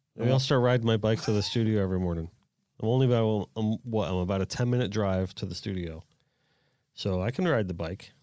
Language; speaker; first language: English; native; English